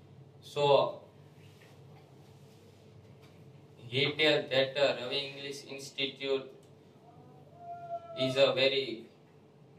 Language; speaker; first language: English; non-native, learner; Gujarati